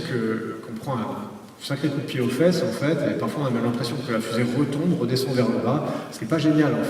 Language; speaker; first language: French; native; French